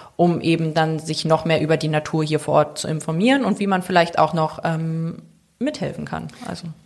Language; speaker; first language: German; native; German